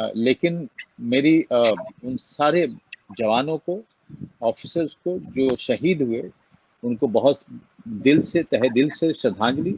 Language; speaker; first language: Hindi; native; Hindi